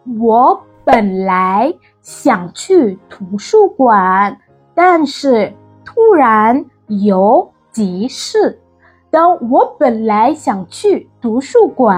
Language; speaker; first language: Chinese; non-native, fluent; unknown